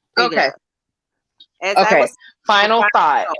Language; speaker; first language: English; native; English